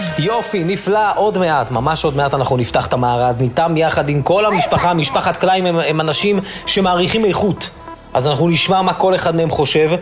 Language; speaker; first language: Hebrew; native; Hebrew